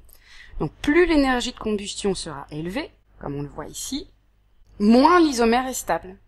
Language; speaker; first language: French; native; French